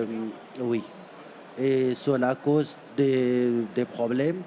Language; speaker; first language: French; non-native, fluent; Arabic